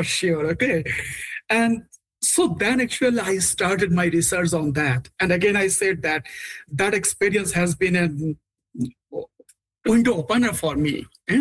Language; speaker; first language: English; non-native, local second language; Bangla